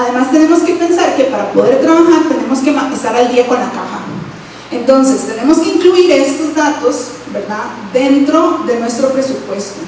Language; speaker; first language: Spanish; native; Spanish